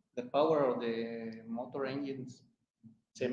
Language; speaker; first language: English; non-native, learner; Spanish